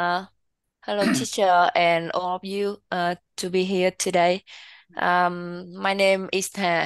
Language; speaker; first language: English; non-native, learner; Vietnamese